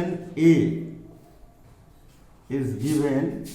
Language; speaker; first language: English; non-native, local second language; Hindi